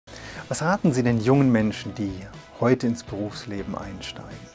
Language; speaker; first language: German; native; German